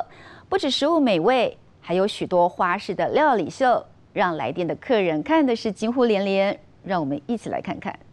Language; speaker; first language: Chinese; native; Chinese